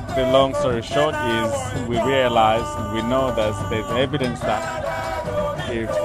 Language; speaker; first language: English; non-native, local second language; Shona